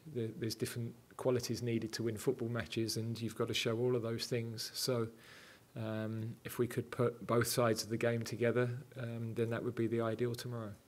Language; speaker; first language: English; native; English